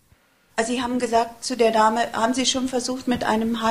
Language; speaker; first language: German; native; German